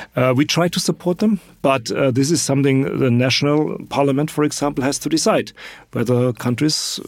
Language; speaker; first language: English; non-native, fluent; German